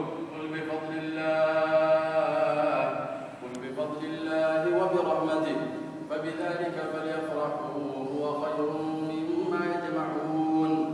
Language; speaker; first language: Arabic; non-native, local second language; Somali